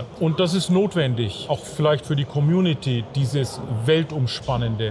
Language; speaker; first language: German; native; German